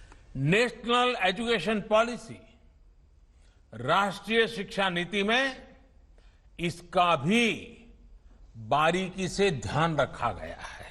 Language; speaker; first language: Hindi; non-native, local second language; Gujarati